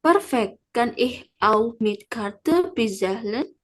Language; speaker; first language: German; non-native, learner; Indonesian